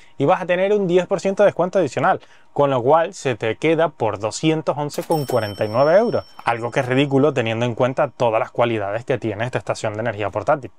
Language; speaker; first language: Spanish; native; Spanish